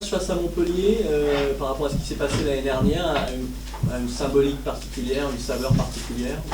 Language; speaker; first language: French; native; French